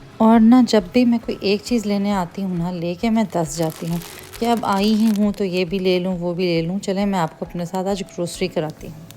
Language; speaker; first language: Urdu; native; Urdu